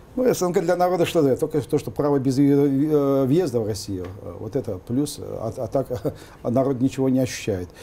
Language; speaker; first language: Russian; non-native, local second language; Uzbek